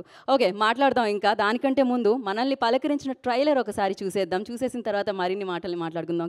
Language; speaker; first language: Telugu; native; Telugu